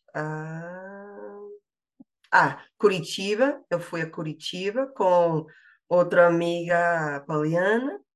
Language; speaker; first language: Portuguese; non-native, fluent; English